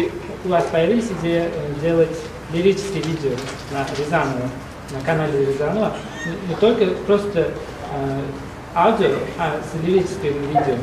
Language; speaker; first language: Russian; non-native, local second language; Uzbek